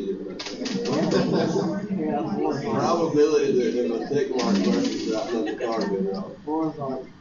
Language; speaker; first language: English; native; English